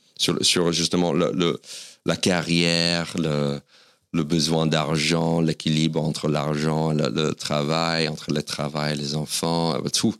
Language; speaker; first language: French; non-native, fluent; English